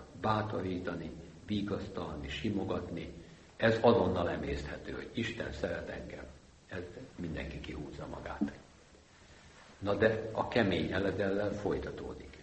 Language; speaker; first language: Hungarian; native; Hungarian